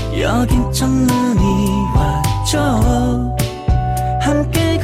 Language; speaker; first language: Korean; native; Korean